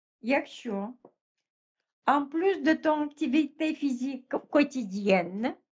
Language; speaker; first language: French; non-native, fluent; Russian